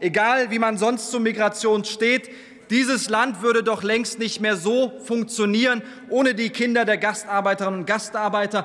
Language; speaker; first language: German; early bilingual, other home language; Turkish